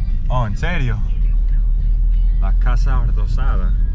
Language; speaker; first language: Spanish; non-native, learner; English